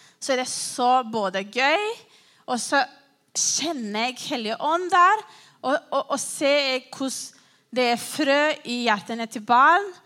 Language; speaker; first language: Norwegian; non-native, fluent; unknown